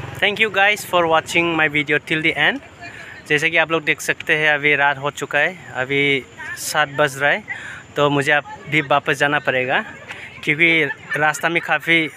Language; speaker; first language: Hindi; non-native, local second language; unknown